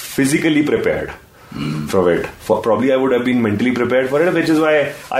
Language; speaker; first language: English; non-native, local second language; Hindi